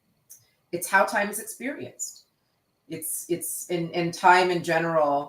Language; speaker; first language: English; native; English